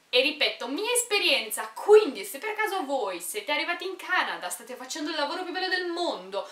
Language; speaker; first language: Italian; non-native, local second language; Romanian